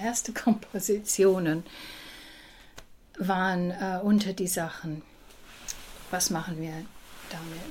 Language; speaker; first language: German; early bilingual, heritage; English